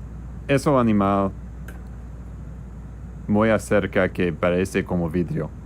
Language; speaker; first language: Spanish; non-native, learner; English